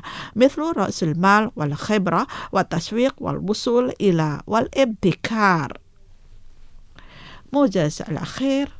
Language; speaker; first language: Arabic; non-native, fluent; Indonesian